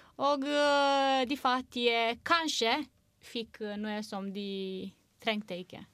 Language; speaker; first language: Norwegian; non-native, fluent; Romanian